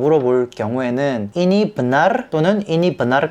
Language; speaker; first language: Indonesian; non-native, fluent; Korean